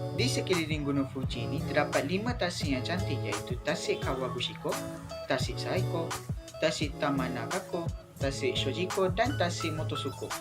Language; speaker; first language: Malay; native; Malay